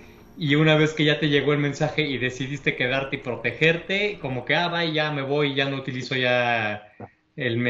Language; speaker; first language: Spanish; native; Spanish